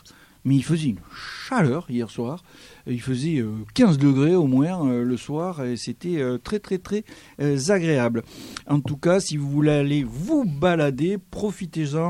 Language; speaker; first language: French; native; French